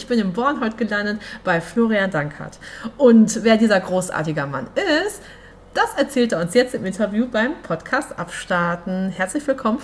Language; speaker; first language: German; native; German